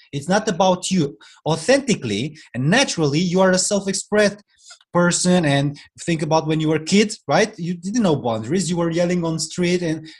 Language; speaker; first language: English; non-native, fluent; Romanian